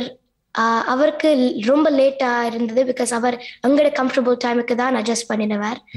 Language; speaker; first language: Tamil; early bilingual, heritage; Tamil